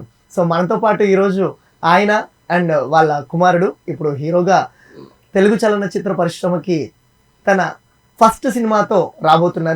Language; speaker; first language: Telugu; native; Telugu